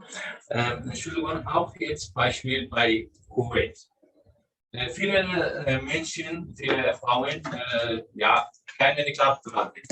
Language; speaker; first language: German; non-native, learner; Arabic